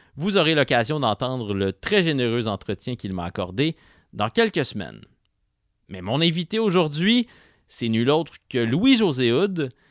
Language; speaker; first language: French; native; French